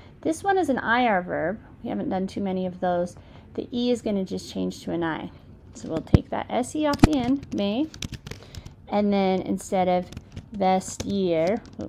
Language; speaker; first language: English; native; English